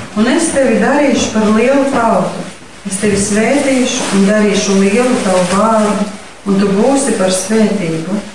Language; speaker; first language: Latvian; non-native, fluent; Polish